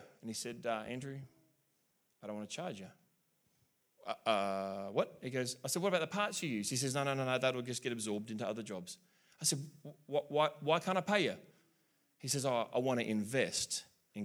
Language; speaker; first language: English; native; English